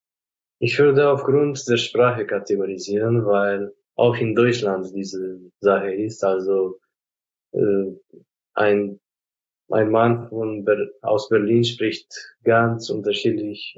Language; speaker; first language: German; non-native, fluent; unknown